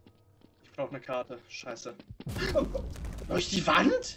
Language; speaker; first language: German; native; German